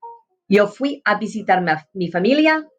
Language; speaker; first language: Spanish; non-native, fluent; English